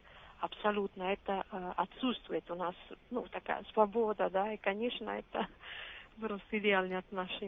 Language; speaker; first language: Russian; non-native, fluent; Italian